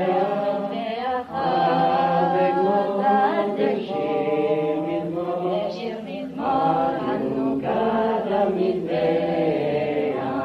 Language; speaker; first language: Hebrew; non-native, fluent; French